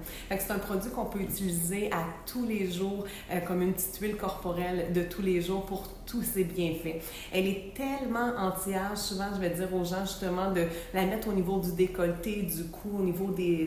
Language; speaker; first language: French; native; French